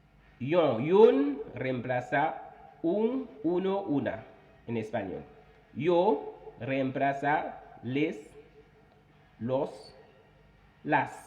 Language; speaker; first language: Spanish; non-native, fluent; Haitian Creole